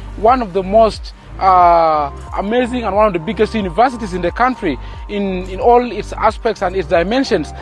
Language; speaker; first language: English; non-native, fluent; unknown